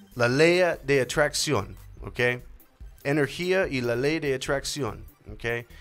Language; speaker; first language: Spanish; non-native, learner; English